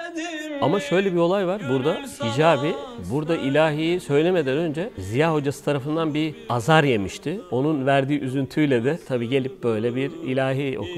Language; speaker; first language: Turkish; native; Turkish